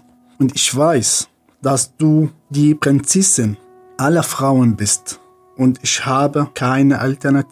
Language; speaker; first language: German; non-native, fluent; Arabic